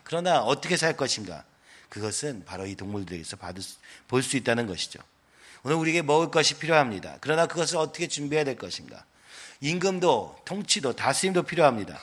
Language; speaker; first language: Korean; native; Korean